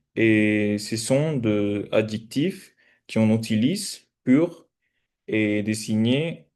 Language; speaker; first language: French; non-native, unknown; Spanish